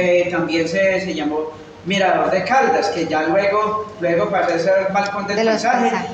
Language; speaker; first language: Spanish; native; Spanish